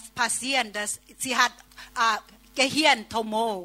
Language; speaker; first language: German; non-native, learner; Thai